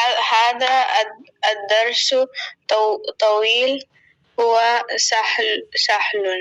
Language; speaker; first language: Arabic; non-native, learner; Urdu